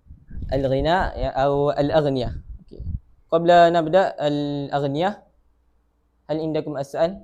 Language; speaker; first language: Arabic; non-native, learner; Malay